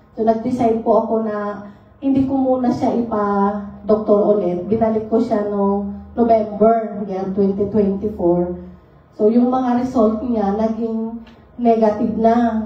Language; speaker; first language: Filipino; non-native, local second language; Bikol